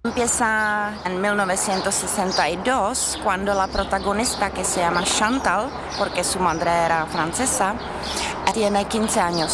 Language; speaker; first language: Spanish; non-native, fluent; Czech